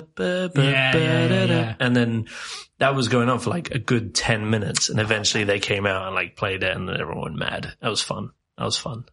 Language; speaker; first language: English; native; English